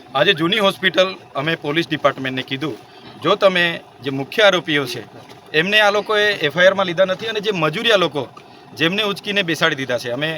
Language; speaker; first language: Gujarati; non-native, local second language; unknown